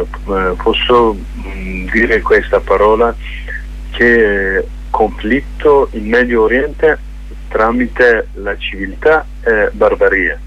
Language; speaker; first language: Italian; non-native, learner; Kurdish